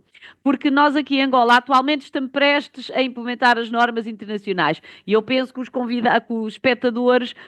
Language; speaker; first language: Portuguese; native; Portuguese